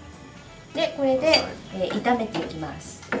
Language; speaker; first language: Japanese; native; Japanese